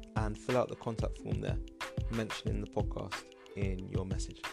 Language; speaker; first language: English; native; English